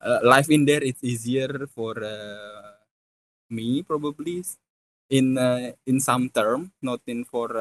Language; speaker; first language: English; non-native, fluent; Indonesian